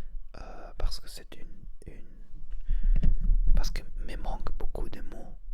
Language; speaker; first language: French; non-native, learner; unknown